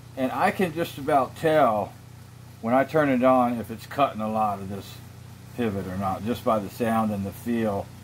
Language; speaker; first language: English; native; English